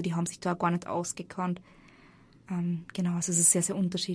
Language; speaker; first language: German; native; German